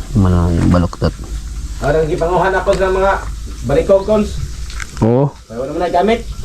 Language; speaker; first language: Filipino; non-native, local second language; Cebuano